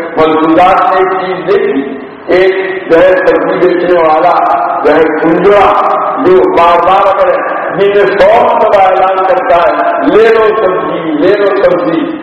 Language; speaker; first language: Urdu; native; Urdu